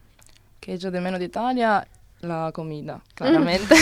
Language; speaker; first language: Spanish; non-native, learner; Italian